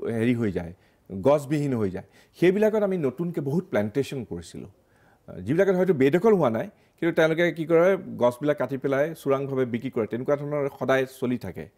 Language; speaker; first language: Assamese; native; Assamese